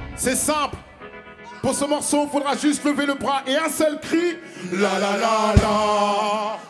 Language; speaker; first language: French; native; French